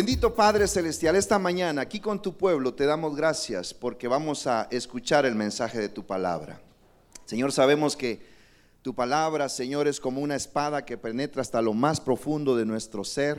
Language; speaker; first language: Spanish; native; Spanish